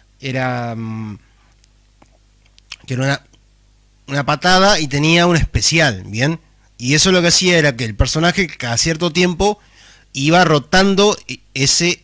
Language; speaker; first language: Spanish; native; Spanish